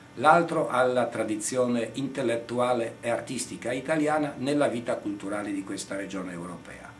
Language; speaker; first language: Italian; non-native, fluent; Polish